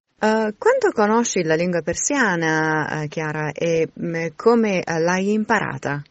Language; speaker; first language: Italian; non-native, fluent; Persian